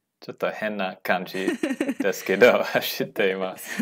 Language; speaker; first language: Japanese; non-native, learner; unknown